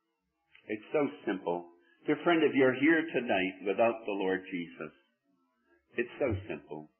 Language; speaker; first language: English; native; English